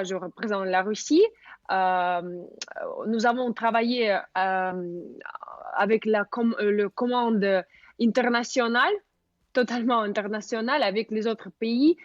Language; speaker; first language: French; non-native, fluent; Russian